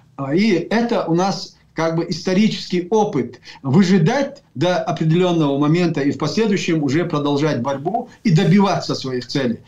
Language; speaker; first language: Russian; non-native, local second language; Chechen